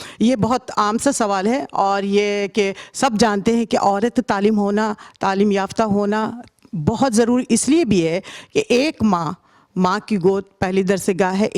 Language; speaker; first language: Urdu; native; Urdu